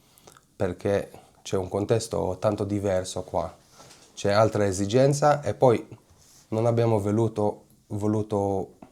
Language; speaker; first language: Italian; non-native, fluent; Hebrew